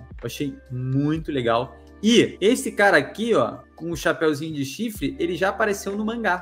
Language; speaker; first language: Portuguese; native; Portuguese